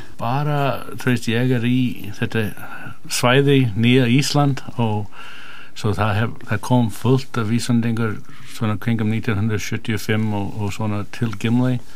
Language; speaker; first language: Icelandic; non-native, fluent; English